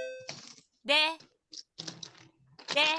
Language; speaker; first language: Japanese; non-native, learner; Filipino